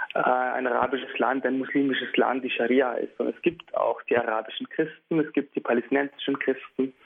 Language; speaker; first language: German; early bilingual, heritage; German